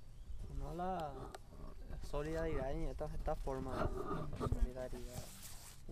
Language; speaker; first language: Spanish; non-native, local second language; Guarani